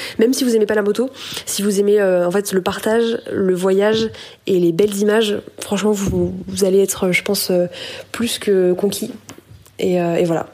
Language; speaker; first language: French; native; French